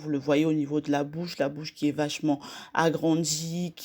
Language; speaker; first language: French; native; French